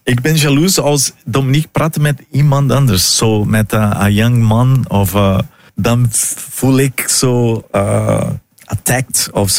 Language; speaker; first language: Dutch; non-native, learner; Portuguese